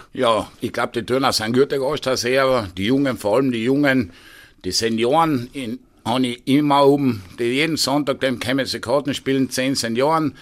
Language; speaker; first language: German; native; German